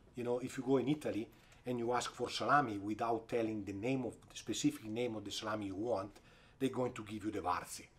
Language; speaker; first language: English; non-native, fluent; Italian